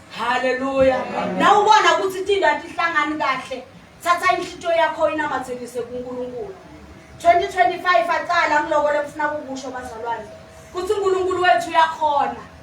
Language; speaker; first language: Zulu; non-native, local second language; Swati